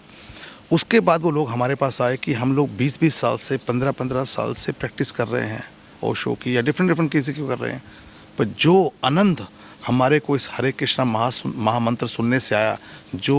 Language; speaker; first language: Hindi; non-native, fluent; English